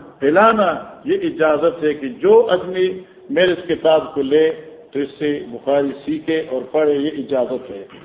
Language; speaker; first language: Urdu; non-native, local second language; Northern Hindko